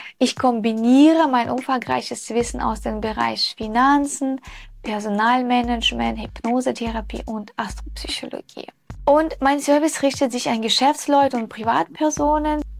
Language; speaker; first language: German; early bilingual, other home language; Russian